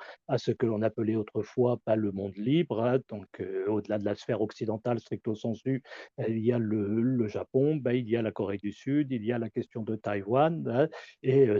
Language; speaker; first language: French; native; French